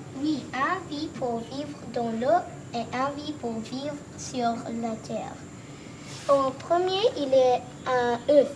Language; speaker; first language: French; non-native, learner; English